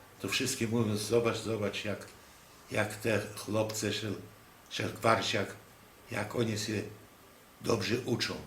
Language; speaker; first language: Polish; non-native, local second language; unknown